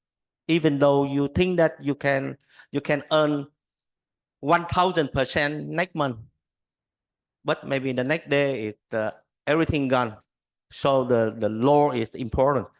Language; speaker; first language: English; non-native, learner; Vietnamese